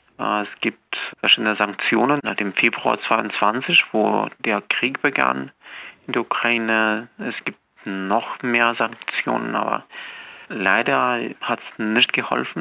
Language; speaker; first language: German; non-native, fluent; Belarusian